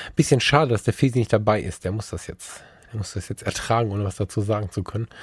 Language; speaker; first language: German; early bilingual, other home language; Turkish